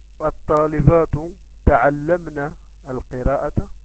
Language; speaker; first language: Arabic; non-native, learner; Dutch